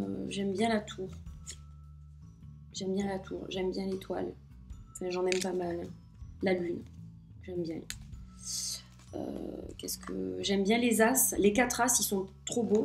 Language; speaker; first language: French; native; French